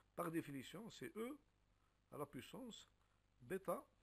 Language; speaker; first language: French; non-native, local second language; Arabic